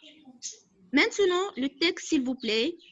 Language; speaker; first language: French; non-native, local second language; Arabic